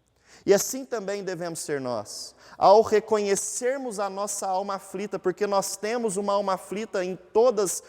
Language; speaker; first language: Portuguese; native; Portuguese